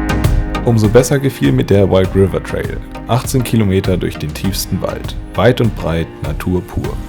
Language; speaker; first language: German; native; German